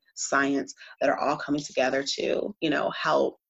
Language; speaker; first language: English; native; English